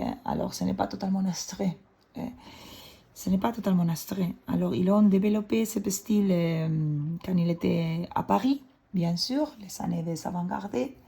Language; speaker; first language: French; non-native, fluent; Spanish